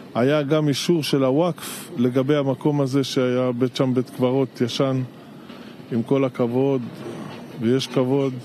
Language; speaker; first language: Hebrew; native; Hebrew